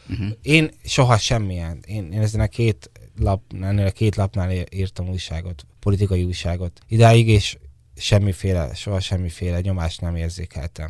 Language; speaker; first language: Hungarian; native; Hungarian